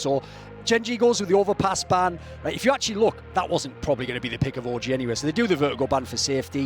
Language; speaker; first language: English; native; English